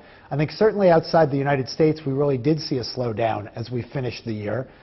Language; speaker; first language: English; native; English